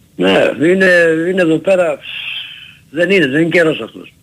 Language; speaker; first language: Greek; native; Greek